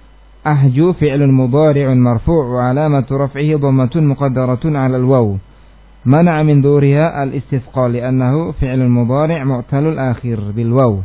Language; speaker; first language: Arabic; non-native, fluent; Indonesian